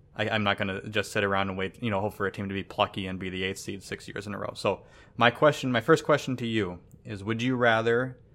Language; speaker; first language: English; native; English